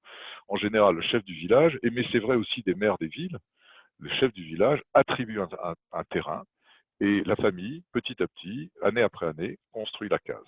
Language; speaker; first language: French; native; French